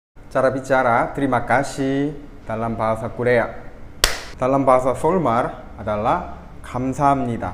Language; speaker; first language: Indonesian; non-native, fluent; Korean